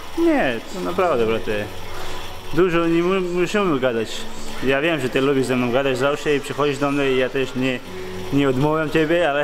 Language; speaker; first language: Polish; non-native, learner; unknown